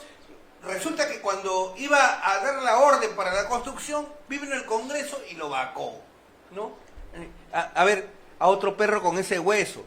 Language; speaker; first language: Spanish; native; Spanish